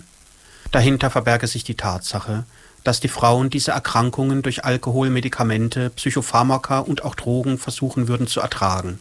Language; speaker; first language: German; native; German